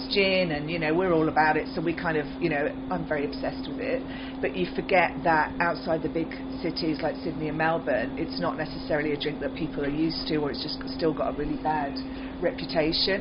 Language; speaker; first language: English; native; English